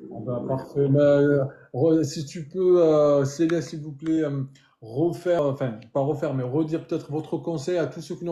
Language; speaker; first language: French; native; French